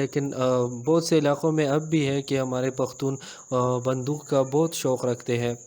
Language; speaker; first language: Urdu; non-native, local second language; Pashto